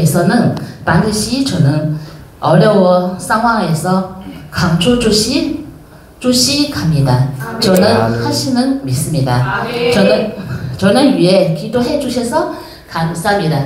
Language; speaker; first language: Korean; non-native, learner; Chinese